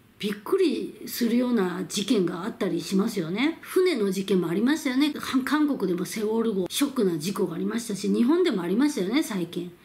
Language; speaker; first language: Japanese; non-native, fluent; Korean